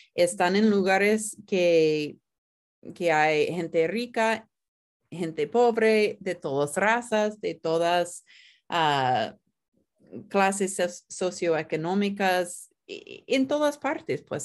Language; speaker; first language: Spanish; non-native, fluent; English